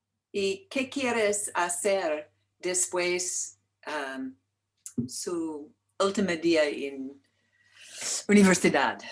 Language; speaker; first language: Spanish; non-native, learner; English